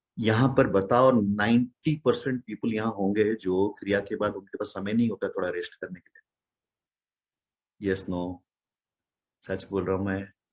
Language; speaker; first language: Hindi; non-native, local second language; Odia